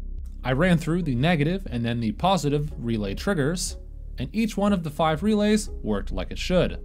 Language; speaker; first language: English; native; English